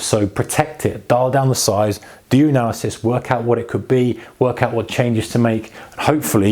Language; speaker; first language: English; native; English